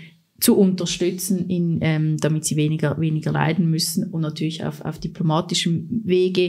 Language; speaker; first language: German; native; German